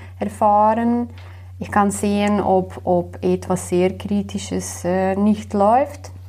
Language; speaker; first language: German; non-native, fluent; Slovenian